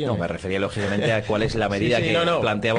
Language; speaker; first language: Spanish; native; Spanish